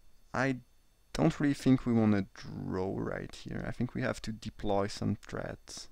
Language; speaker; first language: English; non-native, fluent; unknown